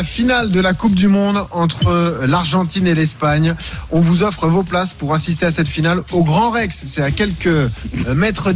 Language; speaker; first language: French; native; French